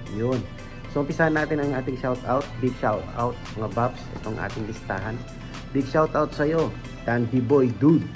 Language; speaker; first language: Filipino; non-native, local second language; Pampanga